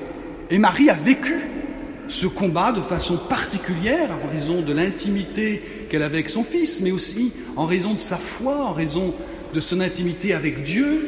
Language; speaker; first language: French; native; French